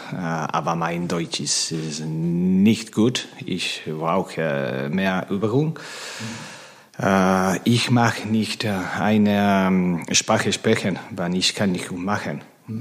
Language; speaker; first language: German; non-native, learner; Spanish